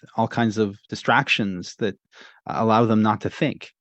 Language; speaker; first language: English; native; English